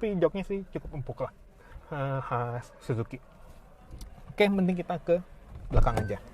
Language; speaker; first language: Indonesian; native; Indonesian